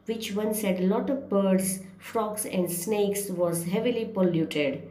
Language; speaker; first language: English; non-native, local second language; Gujarati